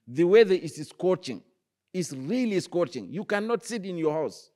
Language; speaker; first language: English; non-native, fluent; Arabic